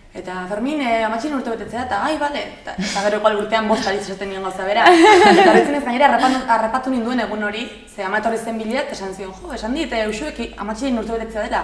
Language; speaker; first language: Basque; native; Basque